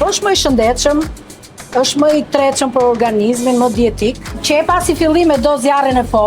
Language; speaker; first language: Albanian; native; Albanian